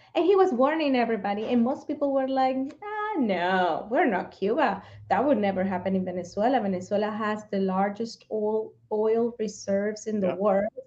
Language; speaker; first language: English; non-native, fluent; Spanish